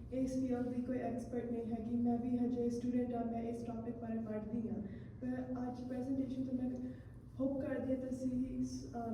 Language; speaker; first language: Punjabi; early bilingual, heritage; Punjabi